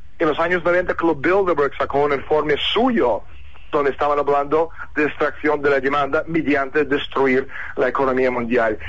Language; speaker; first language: Spanish; non-native, fluent; Russian